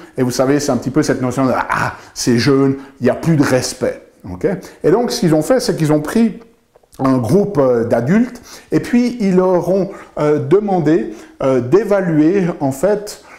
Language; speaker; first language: French; native; French